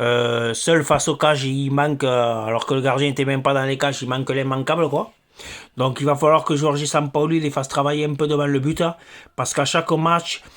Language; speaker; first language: French; native; French